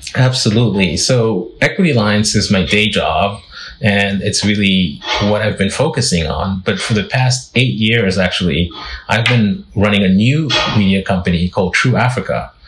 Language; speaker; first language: English; non-native, fluent; French